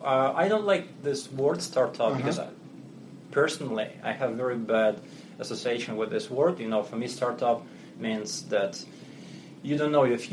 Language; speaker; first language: English; non-native, fluent; Russian